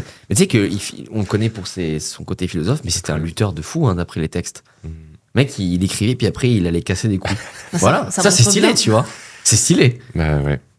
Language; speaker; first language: French; native; French